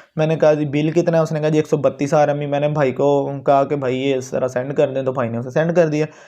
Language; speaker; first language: Urdu; non-native, local second language; Punjabi